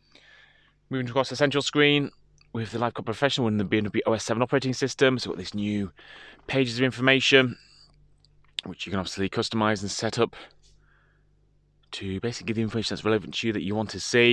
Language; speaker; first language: English; native; English